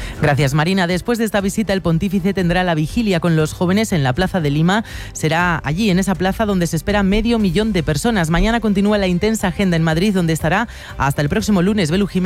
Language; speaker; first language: Spanish; native; Spanish